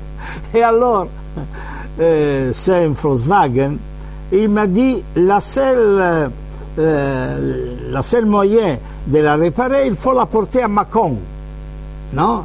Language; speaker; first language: French; non-native, fluent; Italian